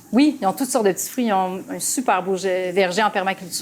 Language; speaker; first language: French; native; French